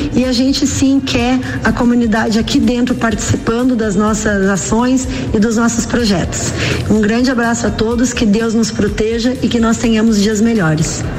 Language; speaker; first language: Portuguese; native; Portuguese